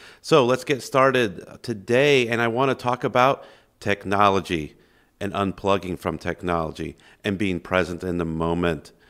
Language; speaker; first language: English; native; English